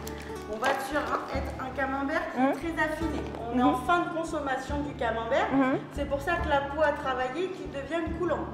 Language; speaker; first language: French; native; French